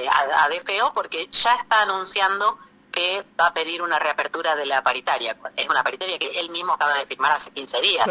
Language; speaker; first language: Spanish; native; Spanish